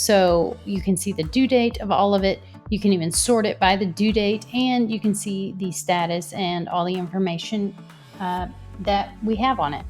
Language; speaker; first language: English; native; English